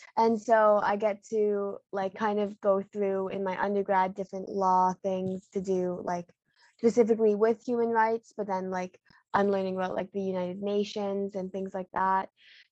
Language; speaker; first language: English; native; English